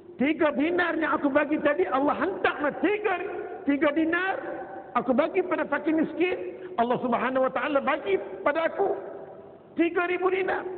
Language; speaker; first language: Malay; native; Malay